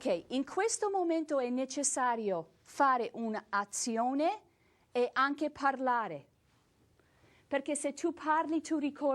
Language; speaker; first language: Italian; non-native, fluent; English